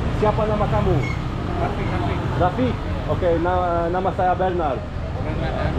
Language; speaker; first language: Indonesian; non-native, learner; Polish